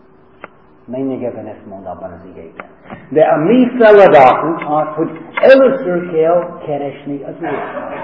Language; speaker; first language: Hungarian; non-native, fluent; English